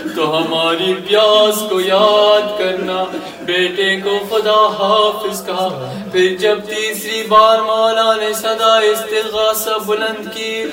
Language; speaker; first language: Urdu; native; Urdu